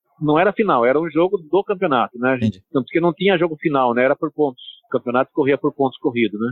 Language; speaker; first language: Portuguese; early bilingual, other home language; Italian